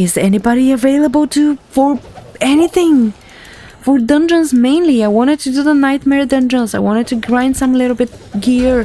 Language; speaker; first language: English; non-native, fluent; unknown